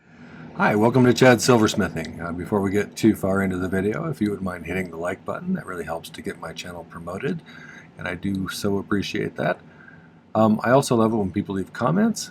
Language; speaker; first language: English; native; English